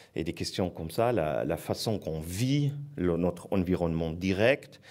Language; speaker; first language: French; non-native, fluent; German